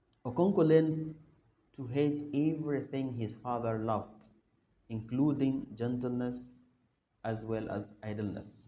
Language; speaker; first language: English; non-native, fluent; Arabic